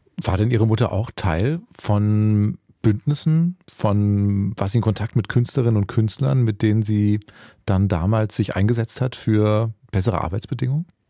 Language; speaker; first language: German; early bilingual, other home language; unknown